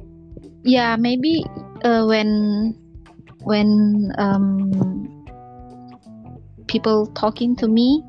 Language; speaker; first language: English; non-native, learner; Indonesian